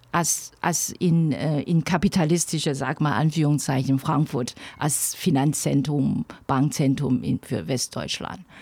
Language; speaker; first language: German; non-native, fluent; Chinese